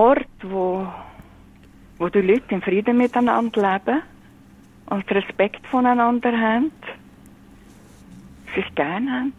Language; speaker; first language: German; non-native, fluent; Norwegian